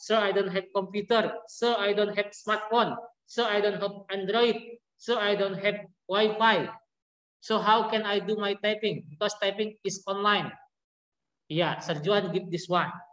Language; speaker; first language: English; non-native, learner; Indonesian